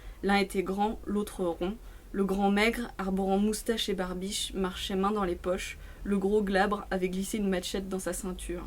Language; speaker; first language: French; native; French